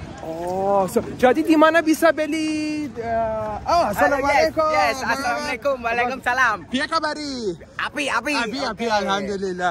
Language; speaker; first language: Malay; non-native, learner; English